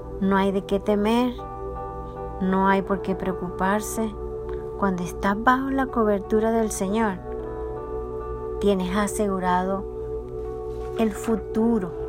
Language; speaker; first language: Spanish; native; Spanish